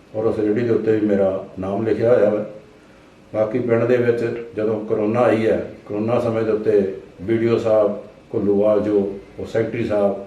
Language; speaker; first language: Punjabi; native; Punjabi